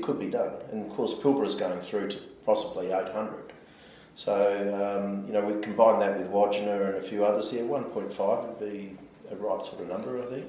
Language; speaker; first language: English; native; English